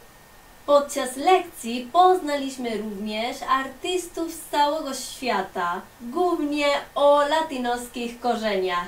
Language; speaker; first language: Polish; non-native, fluent; Spanish